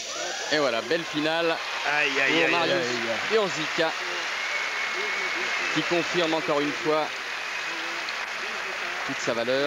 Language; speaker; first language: French; native; French